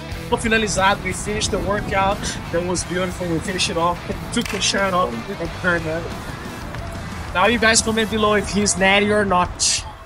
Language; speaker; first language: English; non-native, fluent; Portuguese